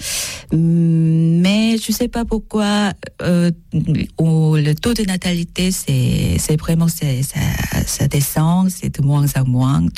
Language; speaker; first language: French; non-native, learner; Korean